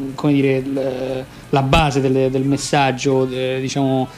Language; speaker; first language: Italian; native; Italian